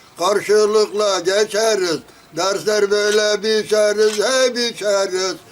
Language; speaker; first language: Turkish; native; Turkish